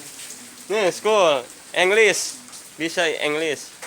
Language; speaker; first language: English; non-native, learner; Indonesian